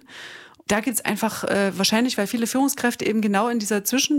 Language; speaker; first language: German; native; German